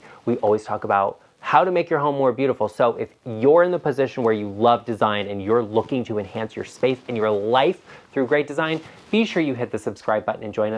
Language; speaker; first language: English; native; English